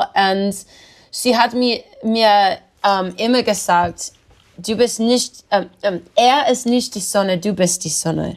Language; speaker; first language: German; non-native, learner; English